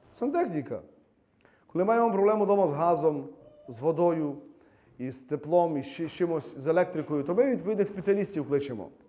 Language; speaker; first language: Ukrainian; native; Ukrainian